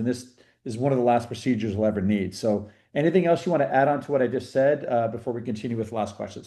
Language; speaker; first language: English; native; English